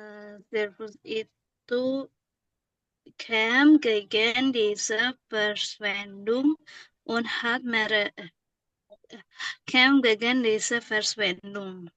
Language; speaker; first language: German; non-native, learner; Indonesian